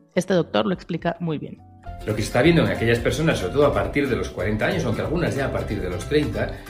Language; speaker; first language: Spanish; native; Spanish